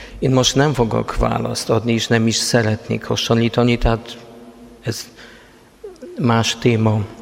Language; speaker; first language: Hungarian; non-native, fluent; Polish